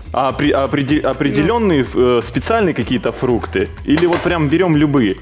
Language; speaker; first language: Russian; native; Russian